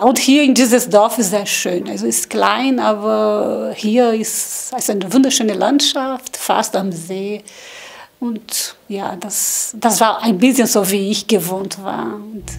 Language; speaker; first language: German; non-native, learner; Portuguese